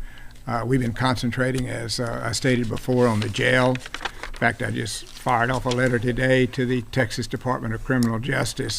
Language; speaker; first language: English; native; English